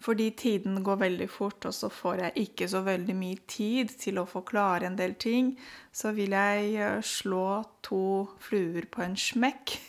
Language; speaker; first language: Norwegian; non-native, fluent; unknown